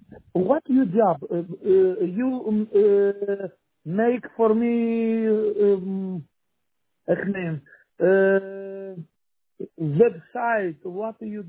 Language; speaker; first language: English; non-native, learner; Romanian